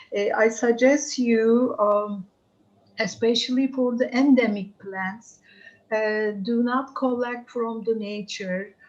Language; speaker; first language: English; non-native, fluent; Turkish